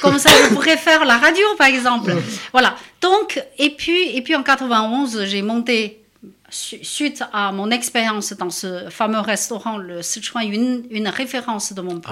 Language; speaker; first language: French; non-native, fluent; Chinese